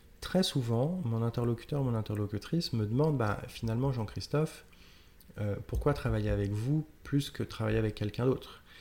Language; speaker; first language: French; native; French